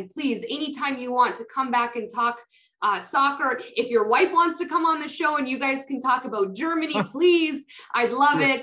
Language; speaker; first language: English; non-native, fluent; Polish